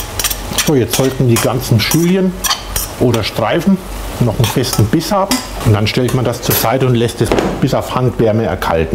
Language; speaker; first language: German; native; German